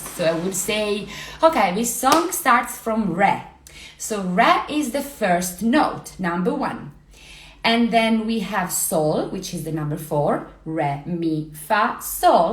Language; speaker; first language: English; non-native, fluent; Italian